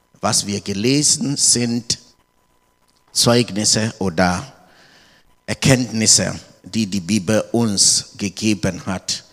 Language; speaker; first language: German; non-native, learner; English